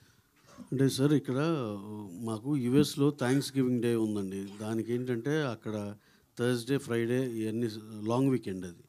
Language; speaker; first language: Telugu; native; Telugu